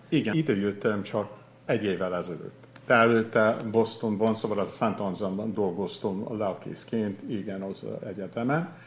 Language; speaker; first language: Hungarian; non-native, fluent; English